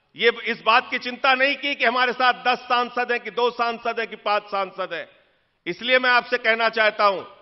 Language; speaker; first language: Hindi; native; Hindi